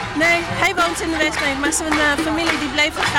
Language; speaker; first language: Dutch; non-native, fluent; English